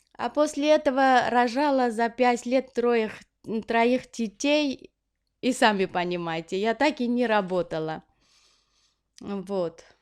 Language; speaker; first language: Russian; non-native, local second language; Armenian